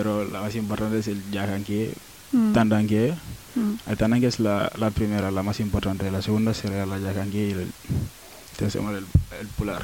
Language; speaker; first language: Spanish; non-native, learner; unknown